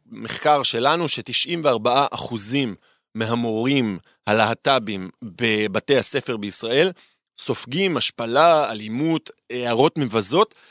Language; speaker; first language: Hebrew; native; Hebrew